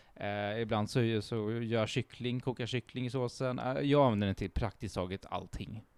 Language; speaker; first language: Swedish; early bilingual, other home language; Italian